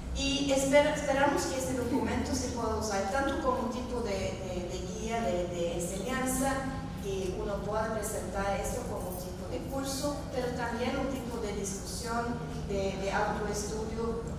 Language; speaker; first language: Spanish; non-native, fluent; Norwegian